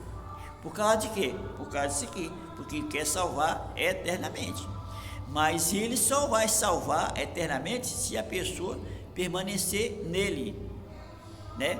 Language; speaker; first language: Portuguese; native; Portuguese